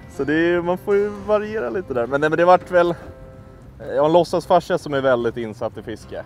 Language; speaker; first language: Swedish; native; Swedish